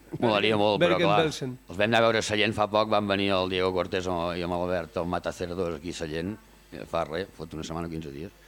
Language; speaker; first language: Catalan; native; Catalan